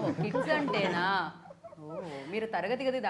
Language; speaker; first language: Telugu; native; Telugu